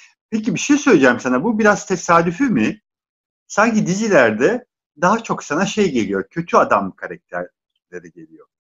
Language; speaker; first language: Turkish; non-native, local second language; Arabic